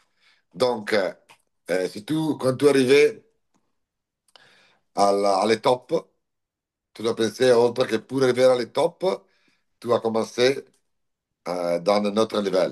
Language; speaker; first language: French; non-native, learner; Italian